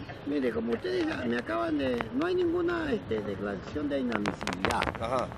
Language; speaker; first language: Spanish; native; Spanish